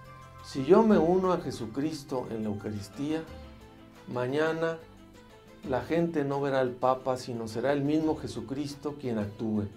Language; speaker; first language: Spanish; native; Spanish